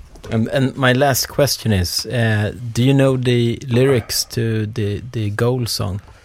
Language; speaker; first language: English; non-native, fluent; Swedish